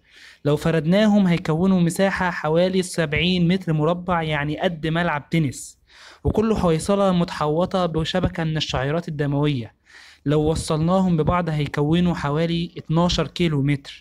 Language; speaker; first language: Arabic; native; Arabic